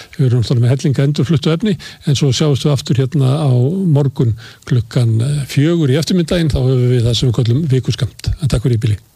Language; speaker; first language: Icelandic; native; Icelandic